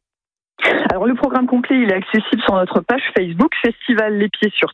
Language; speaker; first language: French; native; French